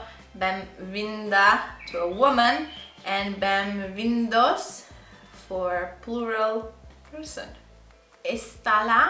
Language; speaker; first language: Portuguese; non-native, learner; Italian